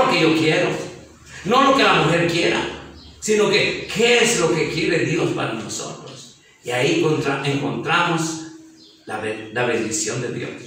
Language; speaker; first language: Spanish; native; Spanish